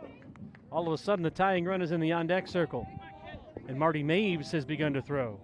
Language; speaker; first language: English; native; English